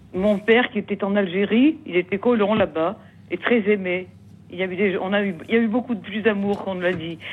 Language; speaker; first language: French; native; French